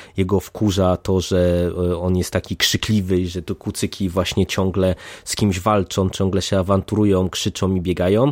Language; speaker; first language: Polish; native; Polish